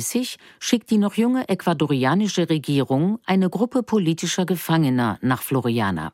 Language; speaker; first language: German; native; German